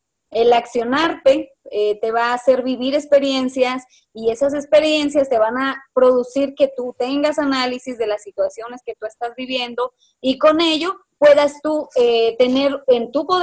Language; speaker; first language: Spanish; native; Spanish